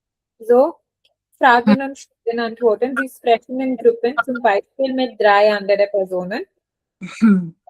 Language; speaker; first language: German; non-native, fluent; Hindi